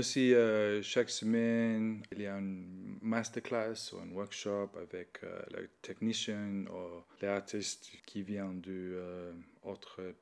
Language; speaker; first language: French; non-native, learner; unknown